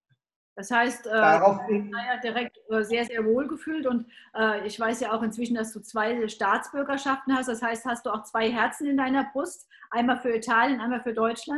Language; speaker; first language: German; native; German